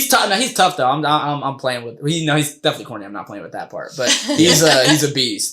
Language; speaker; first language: English; native; English